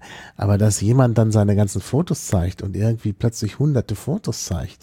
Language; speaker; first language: German; native; German